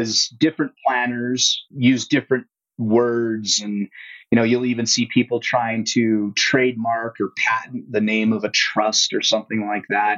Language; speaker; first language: English; native; English